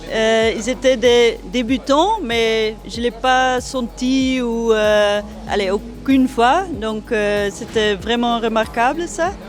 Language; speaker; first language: French; non-native, fluent; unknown